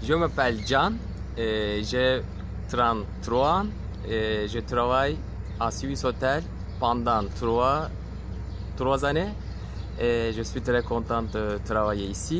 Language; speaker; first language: French; non-native, local second language; Turkish